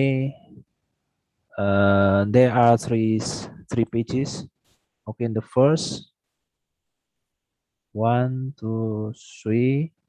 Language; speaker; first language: English; non-native, fluent; Indonesian